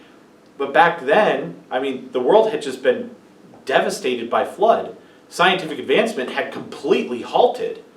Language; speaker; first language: English; native; English